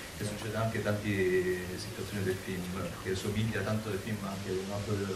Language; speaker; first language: Italian; non-native, learner; Chinese